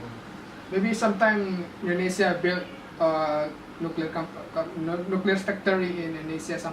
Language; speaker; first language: English; non-native, learner; Indonesian